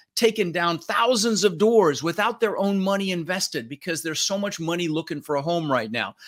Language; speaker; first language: English; early bilingual, other home language; Dutch